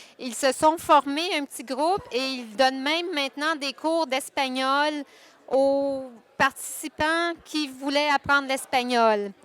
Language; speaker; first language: French; native; French